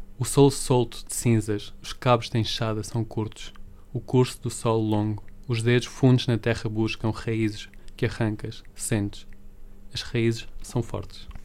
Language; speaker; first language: Portuguese; early bilingual, other home language; Spanish